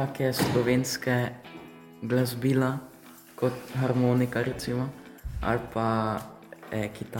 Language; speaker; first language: Slovenian; early bilingual, heritage; Slovenian